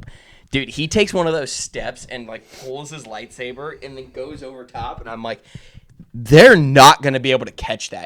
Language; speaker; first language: English; native; English